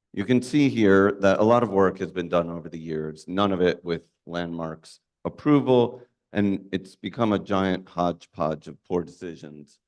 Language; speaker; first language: English; native; English